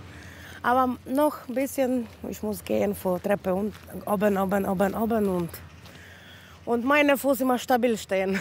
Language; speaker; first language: German; non-native, learner; Polish